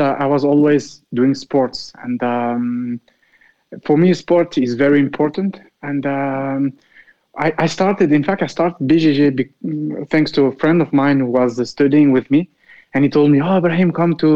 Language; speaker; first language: English; non-native, fluent; Arabic